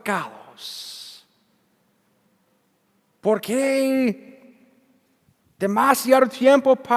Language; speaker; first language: Spanish; non-native, learner; English